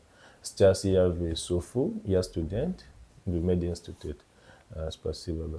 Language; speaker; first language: Russian; non-native, learner; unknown